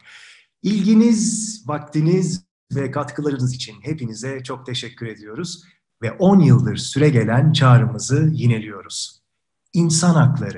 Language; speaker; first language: Turkish; native; Turkish